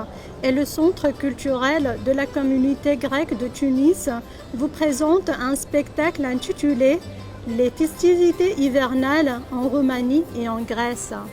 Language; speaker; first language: French; non-native, local second language; Arabic